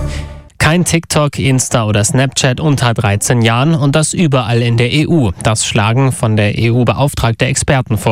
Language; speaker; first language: German; native; German